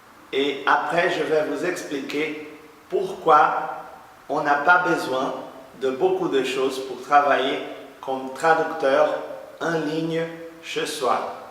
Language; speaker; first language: French; non-native, fluent; Portuguese